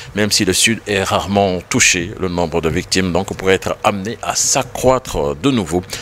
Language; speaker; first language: French; non-native, local second language; Wolof